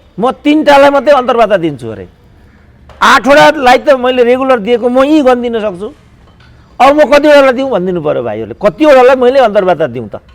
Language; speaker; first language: Nepali; native; Nepali